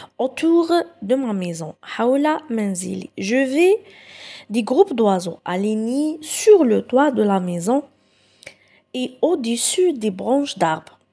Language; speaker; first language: French; non-native, local second language; Arabic